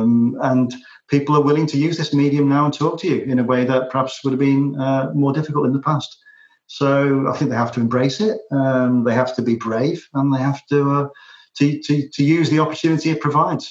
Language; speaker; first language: English; native; English